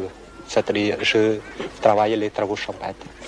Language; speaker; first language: French; non-native, local second language; Khmer